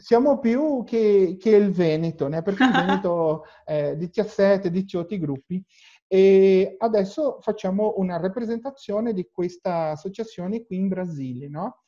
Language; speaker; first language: Italian; non-native, learner; Portuguese